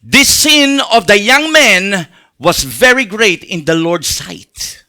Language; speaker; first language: English; non-native, local second language; Filipino